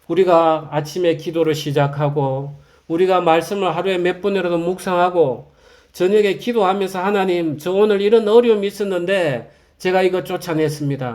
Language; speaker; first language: Korean; native; Korean